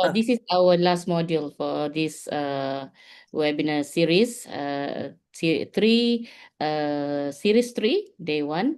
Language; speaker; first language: English; non-native, fluent; Indonesian